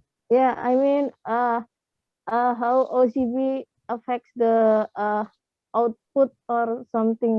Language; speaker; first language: English; non-native, fluent; Indonesian